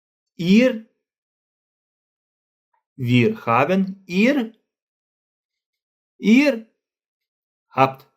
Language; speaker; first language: German; non-native, fluent; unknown